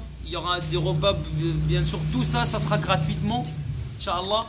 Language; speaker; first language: French; non-native, fluent; Arabic